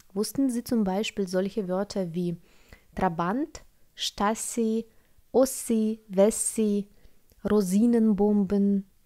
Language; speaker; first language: German; non-native, fluent; Russian